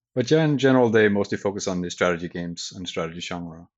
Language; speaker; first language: English; non-native, fluent; Danish